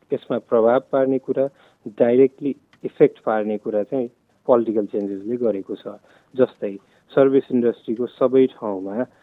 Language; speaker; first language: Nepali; non-native, local second language; Maithili